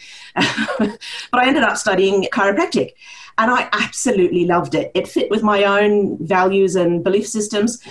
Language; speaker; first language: English; early bilingual, heritage; Norwegian